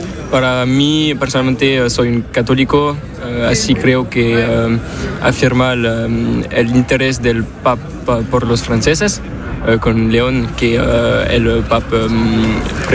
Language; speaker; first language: Spanish; non-native, learner; French